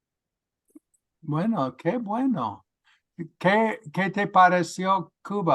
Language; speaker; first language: Spanish; non-native, fluent; English